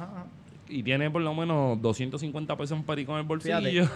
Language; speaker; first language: Spanish; native; Spanish